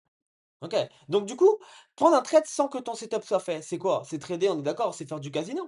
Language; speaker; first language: French; native; French